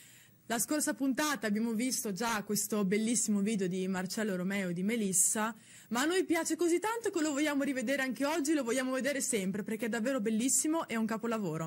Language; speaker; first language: Italian; native; Italian